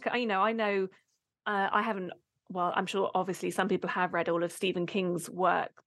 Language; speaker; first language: English; native; English